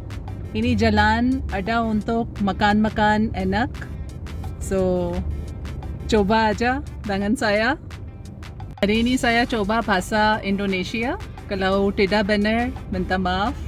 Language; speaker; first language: Indonesian; non-native, learner; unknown